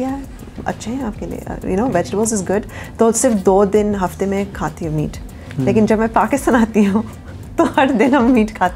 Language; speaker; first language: Hindi; early bilingual, heritage; Urdu